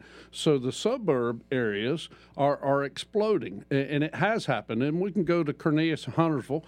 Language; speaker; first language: English; native; English